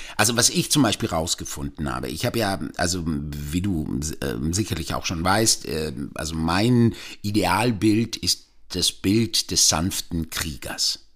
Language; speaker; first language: German; non-native, fluent; Italian